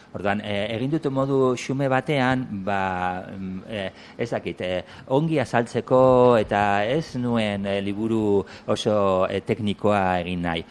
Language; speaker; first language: Basque; non-native, local second language; Spanish